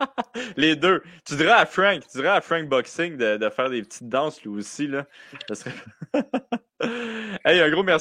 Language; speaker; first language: French; native; French